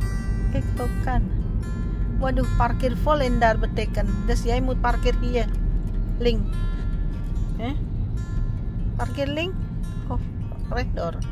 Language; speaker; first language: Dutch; non-native, learner; Indonesian